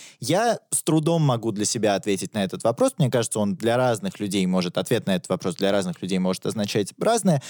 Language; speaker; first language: Russian; native; Russian